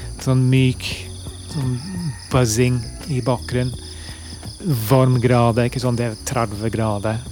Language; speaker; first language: Norwegian; non-native, fluent; English